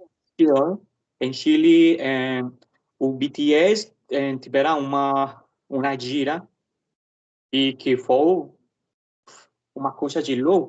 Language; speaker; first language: Portuguese; non-native, learner; Spanish